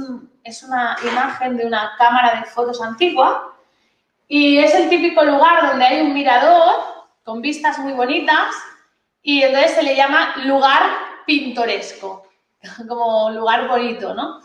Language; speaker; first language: Spanish; native; Spanish